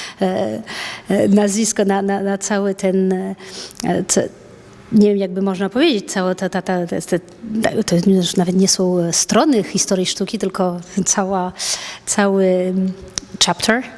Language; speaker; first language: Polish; early bilingual, heritage; French